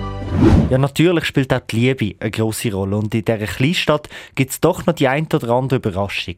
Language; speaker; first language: German; native; German